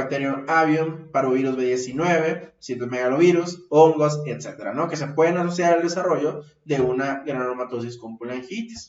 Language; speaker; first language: Spanish; native; Spanish